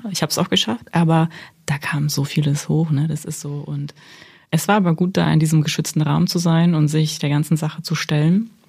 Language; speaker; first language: German; early bilingual, other home language; Russian